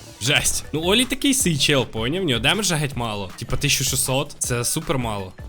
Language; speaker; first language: Ukrainian; non-native, local second language; Russian